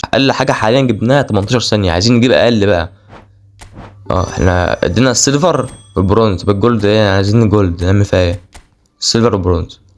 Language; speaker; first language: Arabic; native; Arabic